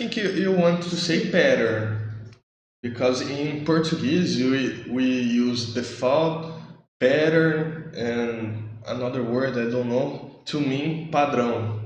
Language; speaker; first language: English; non-native, learner; Portuguese